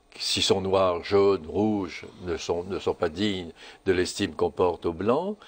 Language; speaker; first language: French; native; French